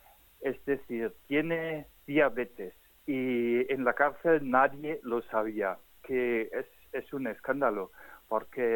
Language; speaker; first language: Spanish; non-native, fluent; German